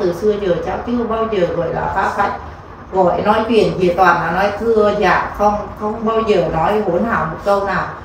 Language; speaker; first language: Vietnamese; non-native, local second language; Eastern Cham